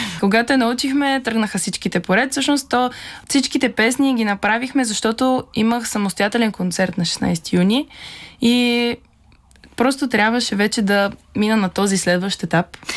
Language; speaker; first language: Bulgarian; native; Bulgarian